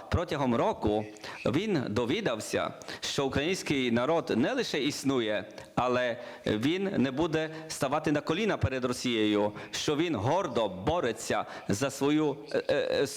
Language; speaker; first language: Ukrainian; non-native, learner; Polish